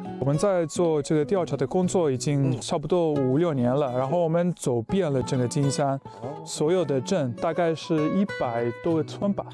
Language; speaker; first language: Chinese; non-native, fluent; Spanish